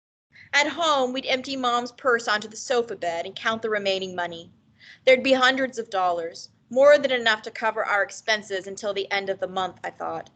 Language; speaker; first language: English; native; English